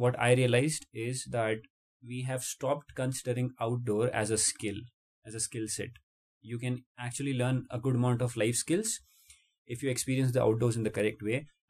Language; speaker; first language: English; non-native, local second language; Hindi